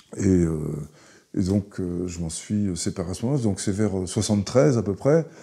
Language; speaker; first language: French; early bilingual, other home language; Hebrew